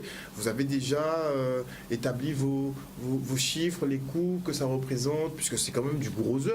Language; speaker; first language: French; native; French